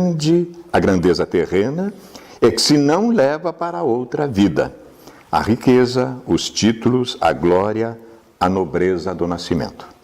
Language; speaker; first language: Portuguese; native; Portuguese